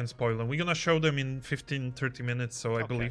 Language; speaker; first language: English; non-native, fluent; Polish